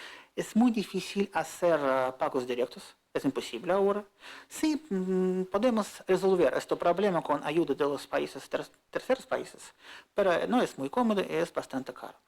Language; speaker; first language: Spanish; non-native, fluent; Russian